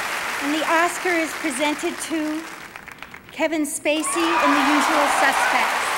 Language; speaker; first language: English; native; English